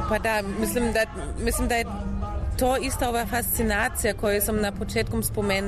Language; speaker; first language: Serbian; non-native, learner; German